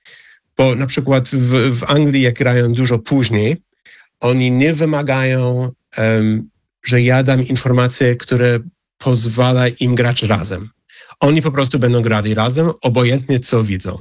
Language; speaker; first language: Polish; non-native, fluent; English